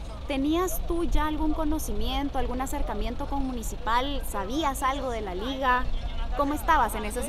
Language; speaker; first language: Spanish; native; Spanish